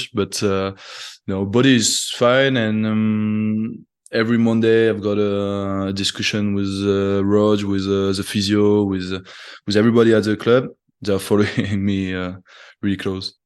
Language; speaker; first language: English; non-native, fluent; French